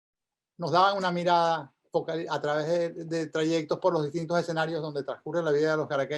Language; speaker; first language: Spanish; native; Spanish